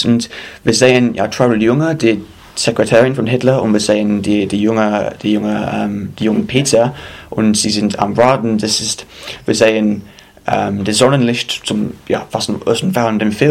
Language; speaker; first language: German; non-native, fluent; English